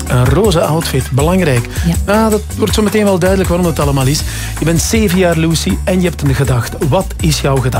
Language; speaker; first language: Dutch; native; Dutch